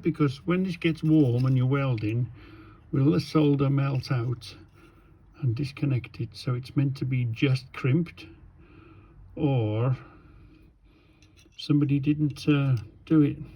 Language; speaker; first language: English; native; English